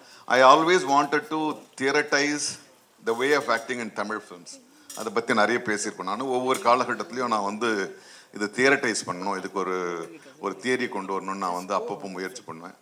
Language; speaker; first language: Tamil; native; Tamil